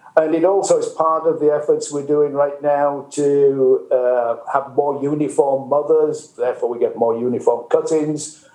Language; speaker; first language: English; native; English